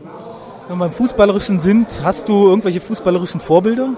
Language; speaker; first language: German; native; German